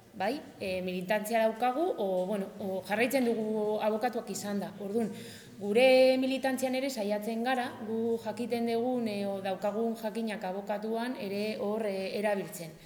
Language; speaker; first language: Basque; non-native, local second language; Spanish